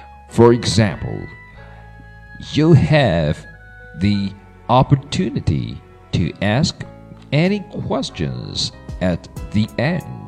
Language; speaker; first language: English; non-native, fluent; Chinese